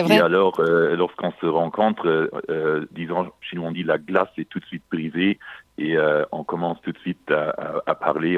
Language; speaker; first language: French; non-native, local second language; Luxembourgish